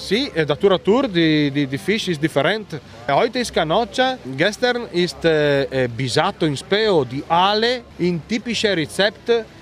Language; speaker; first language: German; non-native, learner; Italian